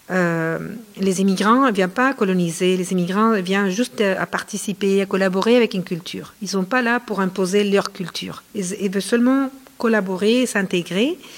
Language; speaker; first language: French; non-native, fluent; Spanish